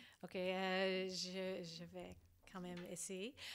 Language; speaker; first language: French; non-native, fluent; English